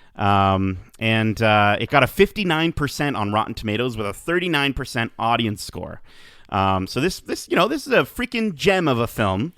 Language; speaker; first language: English; native; English